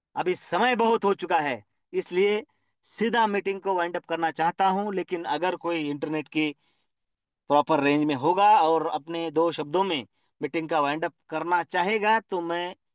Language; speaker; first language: Hindi; non-native, local second language; Marathi